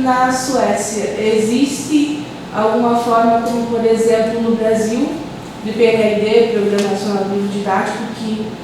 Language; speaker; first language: Portuguese; native; Portuguese